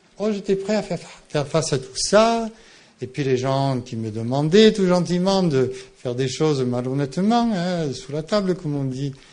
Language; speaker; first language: French; non-native, fluent; English